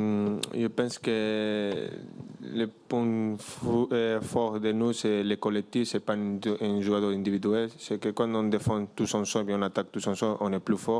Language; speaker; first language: French; non-native, learner; Spanish